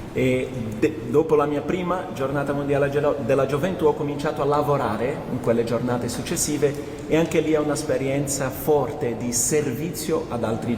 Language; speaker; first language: Italian; non-native, fluent; Portuguese